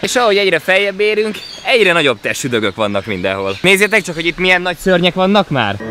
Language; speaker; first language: Hungarian; native; Hungarian